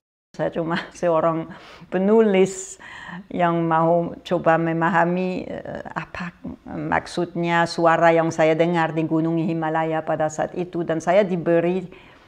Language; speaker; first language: Indonesian; non-native, fluent; French